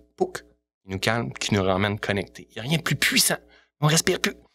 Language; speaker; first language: French; native; French